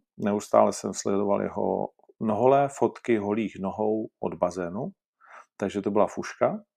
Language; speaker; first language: Czech; native; Czech